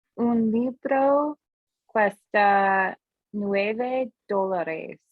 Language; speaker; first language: Spanish; non-native, learner; English